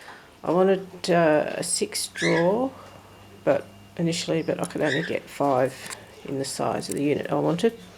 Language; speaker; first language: English; native; English